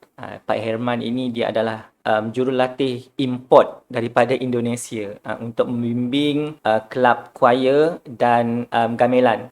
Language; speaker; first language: Malay; native; Malay